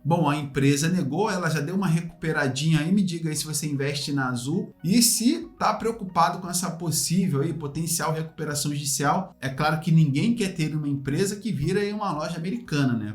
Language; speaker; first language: Portuguese; native; Portuguese